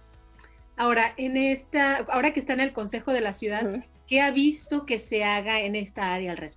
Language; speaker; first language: Spanish; native; Spanish